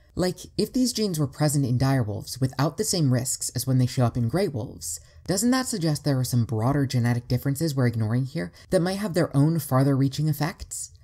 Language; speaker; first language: English; native; English